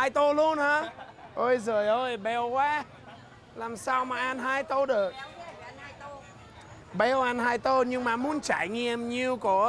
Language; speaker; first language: Vietnamese; early bilingual, heritage; English